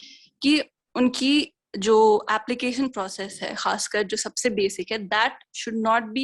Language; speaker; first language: Hindi; native; Hindi